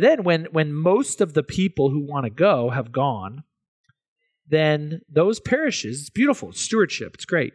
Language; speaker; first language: English; native; English